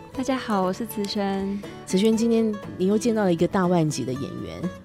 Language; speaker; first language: Chinese; non-native, fluent; Korean